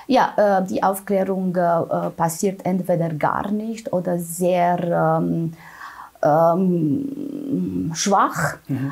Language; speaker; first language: German; non-native, fluent; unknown